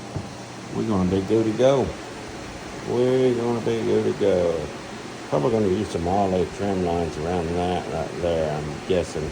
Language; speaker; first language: English; native; English